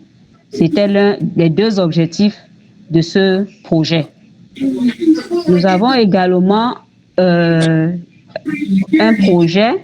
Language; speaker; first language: French; native; French